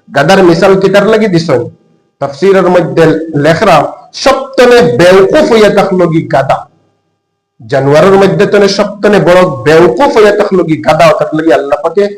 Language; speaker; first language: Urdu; non-native, local second language; Bangla